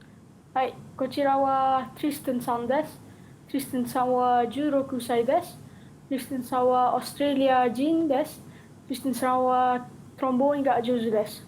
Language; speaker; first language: Japanese; non-native, learner; Malay